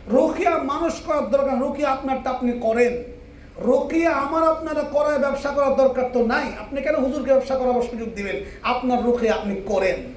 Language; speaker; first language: Bangla; native; Bangla